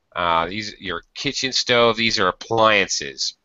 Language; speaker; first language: English; native; English